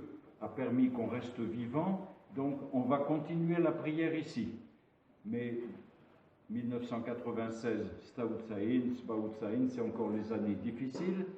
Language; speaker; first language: French; non-native, local second language; Arabic